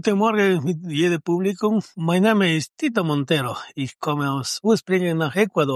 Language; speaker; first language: German; non-native, learner; Spanish